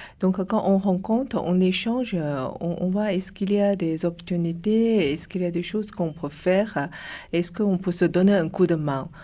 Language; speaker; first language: French; non-native, fluent; Chinese